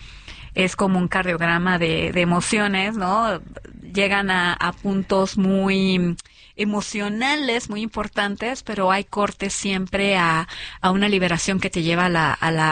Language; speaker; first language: Spanish; native; Spanish